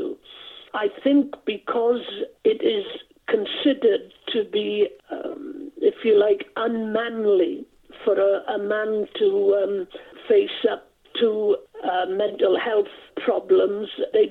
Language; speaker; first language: English; non-native, local second language; Welsh